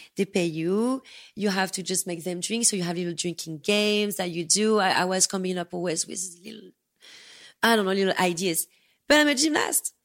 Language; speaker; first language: English; non-native, fluent; French